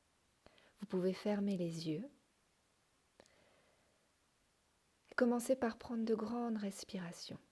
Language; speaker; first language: French; native; French